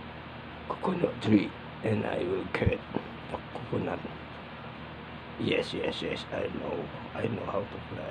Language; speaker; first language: English; non-native, learner; Filipino